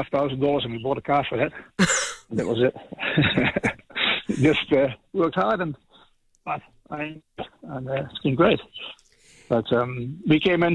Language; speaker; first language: English; non-native, fluent; Dutch